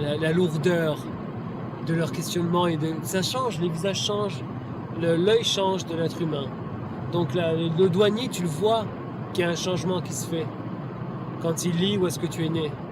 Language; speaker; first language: French; native; French